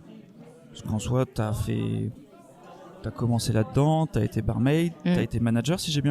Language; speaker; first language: French; native; French